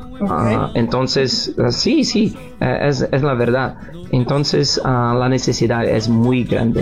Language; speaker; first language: Spanish; non-native, learner; Portuguese